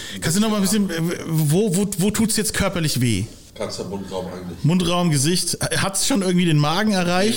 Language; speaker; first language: German; native; German